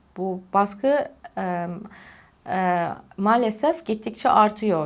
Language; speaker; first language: Turkish; non-native, fluent; Arabic